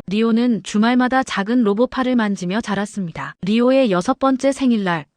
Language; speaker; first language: Korean; non-native, fluent; Spanish